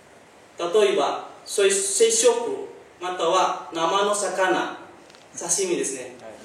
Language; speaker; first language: Japanese; non-native, learner; Indonesian